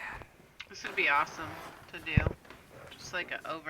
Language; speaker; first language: English; native; English